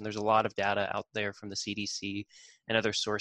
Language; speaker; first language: English; native; English